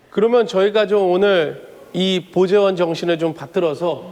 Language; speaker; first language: Korean; native; Korean